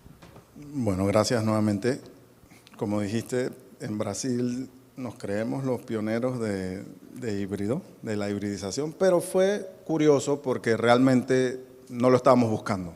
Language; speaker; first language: Spanish; non-native, fluent; Portuguese